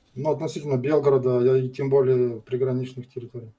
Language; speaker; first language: Russian; native; Russian